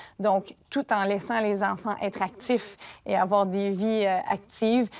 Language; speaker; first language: French; native; French